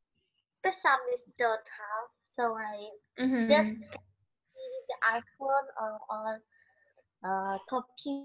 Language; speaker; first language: English; non-native, learner; Vietnamese